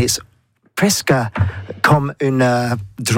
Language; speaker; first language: French; non-native, learner; English